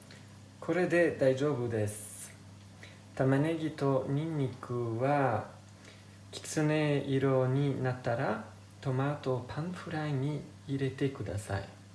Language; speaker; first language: Japanese; non-native, learner; Italian